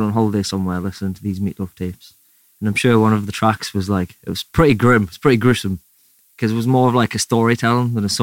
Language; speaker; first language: English; native; English